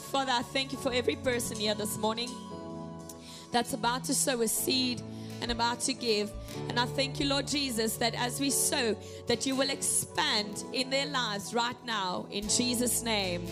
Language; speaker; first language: English; non-native, local second language; Afrikaans